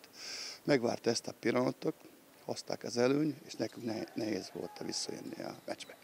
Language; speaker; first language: Hungarian; non-native, learner; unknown